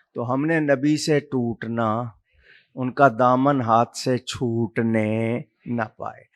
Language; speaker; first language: Urdu; non-native, local second language; Punjabi